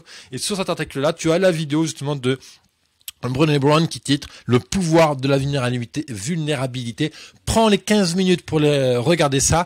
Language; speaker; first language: French; native; French